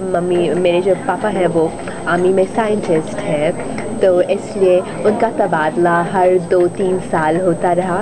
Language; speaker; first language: Hindi; native; Hindi